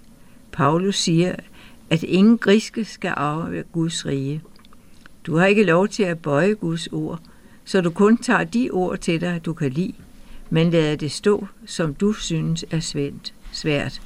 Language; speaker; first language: Danish; native; Danish